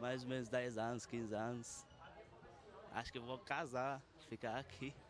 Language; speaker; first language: Portuguese; non-native, learner; Arabic